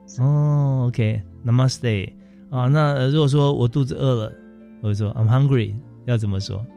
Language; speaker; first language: Chinese; native; Chinese